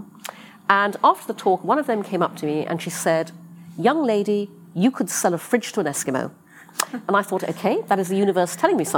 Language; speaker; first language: English; native; English